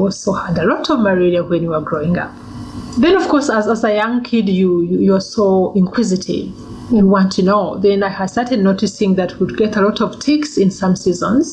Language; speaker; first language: English; non-native, local second language; Kinyarwanda